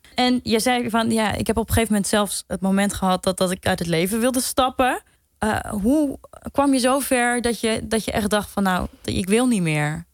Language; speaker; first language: Dutch; native; Dutch